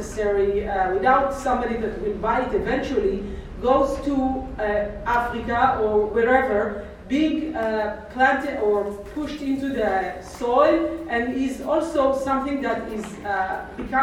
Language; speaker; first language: English; non-native, fluent; Hebrew